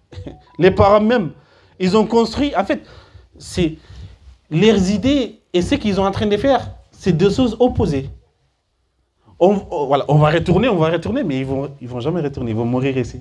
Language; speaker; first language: French; early bilingual, other home language; Soninke